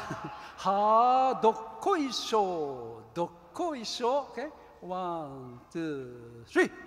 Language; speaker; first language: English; non-native, learner; Japanese